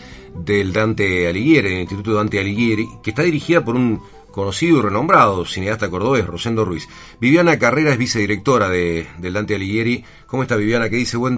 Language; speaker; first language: Spanish; native; Spanish